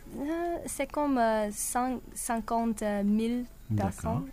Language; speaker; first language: French; non-native, learner; English